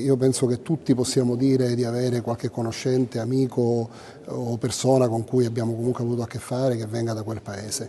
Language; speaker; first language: Italian; native; Italian